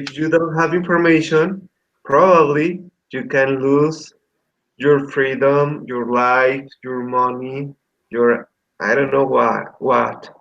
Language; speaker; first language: English; non-native, learner; Spanish